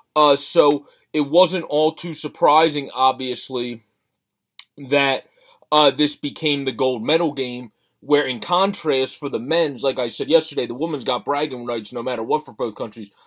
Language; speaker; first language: English; native; English